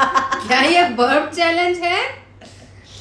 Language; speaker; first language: Hindi; native; Hindi